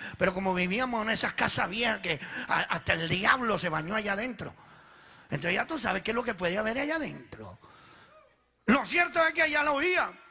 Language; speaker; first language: Spanish; early bilingual, other home language; Italian